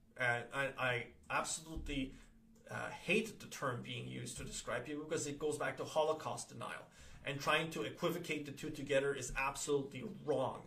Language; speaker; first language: English; early bilingual, other home language; Polish